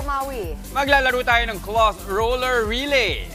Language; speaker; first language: Filipino; native; Filipino